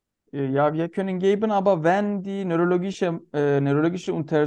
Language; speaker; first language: German; non-native, learner; Turkish